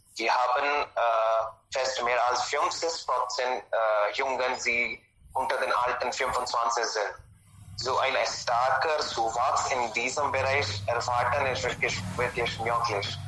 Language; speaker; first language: German; non-native, learner; Hindi